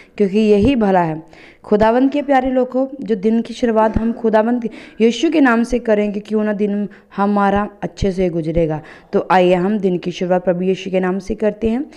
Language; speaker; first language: Hindi; non-native, local second language; Punjabi